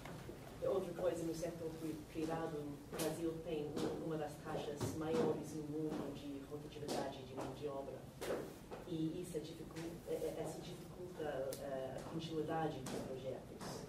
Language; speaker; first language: Portuguese; non-native, learner; English